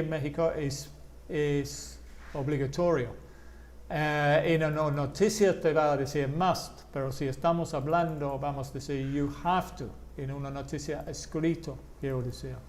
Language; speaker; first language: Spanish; non-native, fluent; English